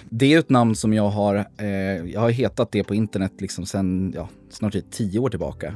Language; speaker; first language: Swedish; native; Swedish